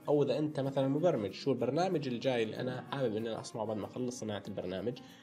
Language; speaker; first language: Arabic; native; Arabic